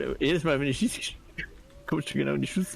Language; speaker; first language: German; native; German